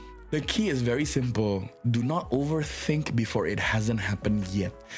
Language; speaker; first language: English; non-native, fluent; Indonesian